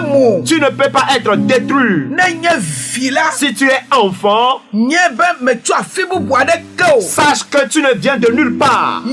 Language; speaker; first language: French; non-native, local second language; Ewe